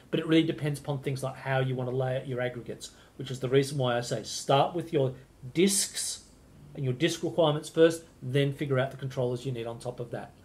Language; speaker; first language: English; native; English